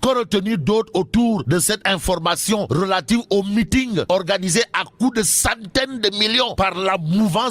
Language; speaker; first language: French; non-native, local second language; Wolof